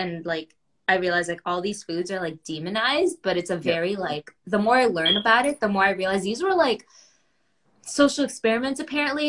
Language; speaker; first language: English; early bilingual, other home language; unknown